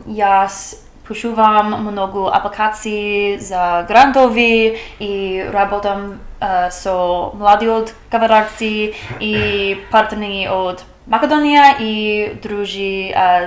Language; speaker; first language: Macedonian; non-native, learner; English